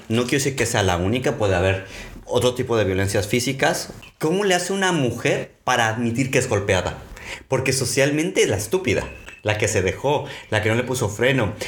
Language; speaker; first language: Spanish; native; Spanish